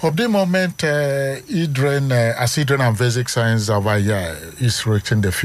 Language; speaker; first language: Dutch; non-native, learner; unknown